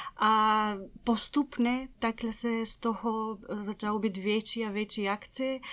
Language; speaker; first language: Czech; non-native, fluent; Bulgarian